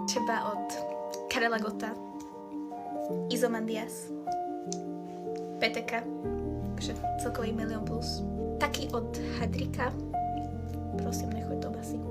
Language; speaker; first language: Czech; non-native, learner; Hungarian